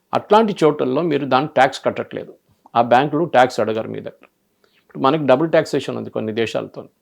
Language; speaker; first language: Telugu; early bilingual, other home language; Malayalam